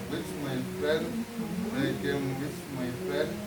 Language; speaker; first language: English; non-native, learner; Indonesian